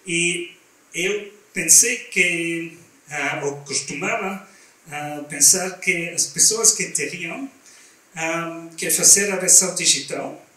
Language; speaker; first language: Portuguese; non-native, learner; German